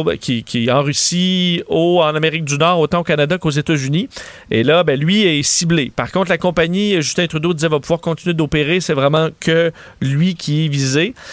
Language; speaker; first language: French; native; French